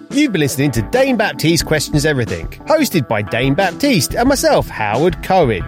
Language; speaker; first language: English; native; English